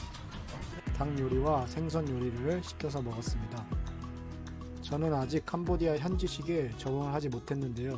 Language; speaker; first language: Korean; native; Korean